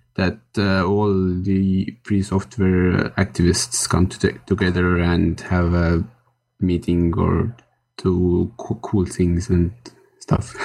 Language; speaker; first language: English; non-native, fluent; Estonian